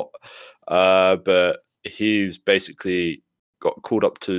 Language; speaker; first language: English; native; English